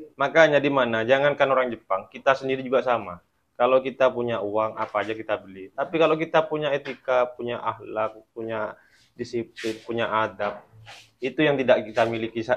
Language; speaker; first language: Indonesian; native; Indonesian